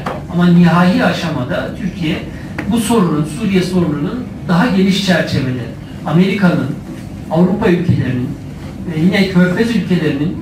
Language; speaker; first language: Turkish; native; Turkish